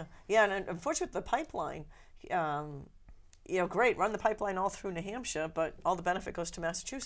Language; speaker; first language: English; native; English